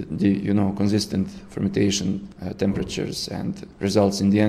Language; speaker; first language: English; non-native, fluent; Serbian